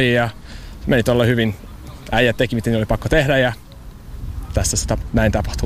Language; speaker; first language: Finnish; early bilingual, heritage; English